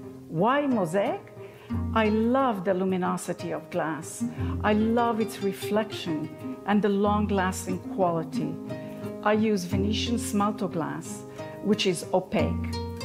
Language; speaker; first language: English; non-native, fluent; Romanian